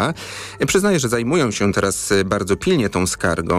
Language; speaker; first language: Polish; native; Polish